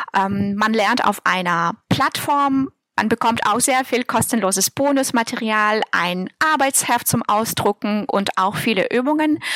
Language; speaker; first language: German; non-native, fluent; Russian